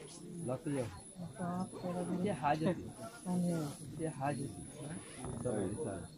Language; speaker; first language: Arabic; non-native, fluent; Rohingya